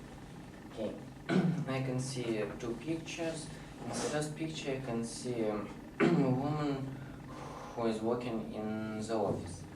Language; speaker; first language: English; non-native, learner; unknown